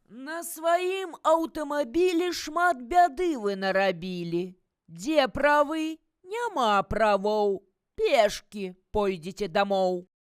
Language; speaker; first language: Belarusian; native; Belarusian